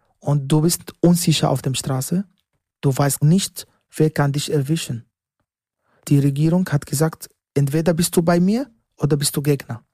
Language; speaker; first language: German; non-native, learner; Arabic